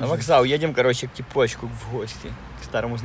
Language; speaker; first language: Russian; native; Russian